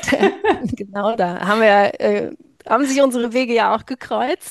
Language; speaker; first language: German; native; German